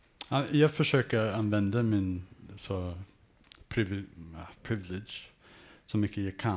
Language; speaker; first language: Swedish; early bilingual, heritage; English